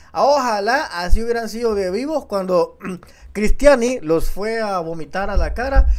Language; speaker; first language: Spanish; native; Spanish